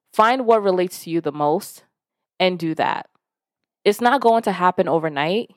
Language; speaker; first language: English; early bilingual, other home language; Yoruba